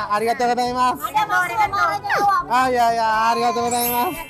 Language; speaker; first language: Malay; non-native, learner; Japanese